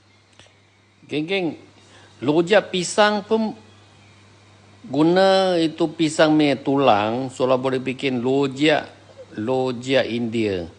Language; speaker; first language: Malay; non-native, local second language; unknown